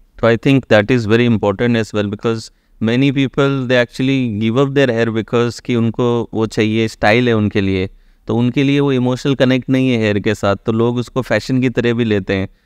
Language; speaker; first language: Hindi; native; Hindi